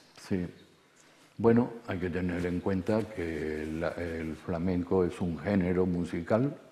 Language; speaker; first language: Spanish; native; Spanish